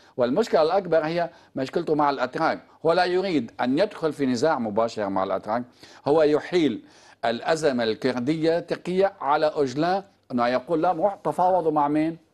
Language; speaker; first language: Arabic; native; Arabic